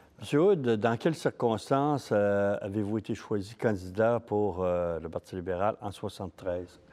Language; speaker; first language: French; native; French